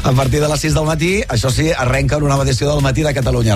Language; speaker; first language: Catalan; native; Catalan